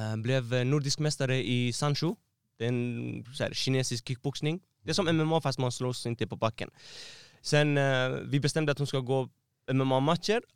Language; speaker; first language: Swedish; non-native, fluent; Persian